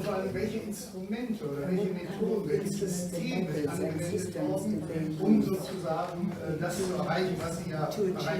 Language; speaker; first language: German; native; German